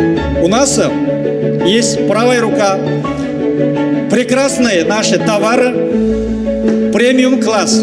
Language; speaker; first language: Russian; non-native, learner; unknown